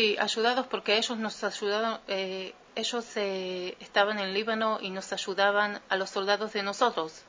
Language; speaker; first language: Spanish; early bilingual, heritage; Spanish